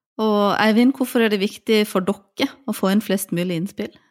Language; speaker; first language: Norwegian; native; Norwegian